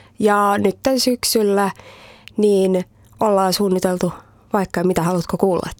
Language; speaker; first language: Finnish; early bilingual, heritage; Finnish